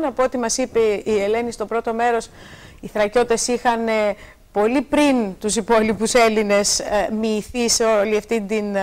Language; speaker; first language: Greek; native; Greek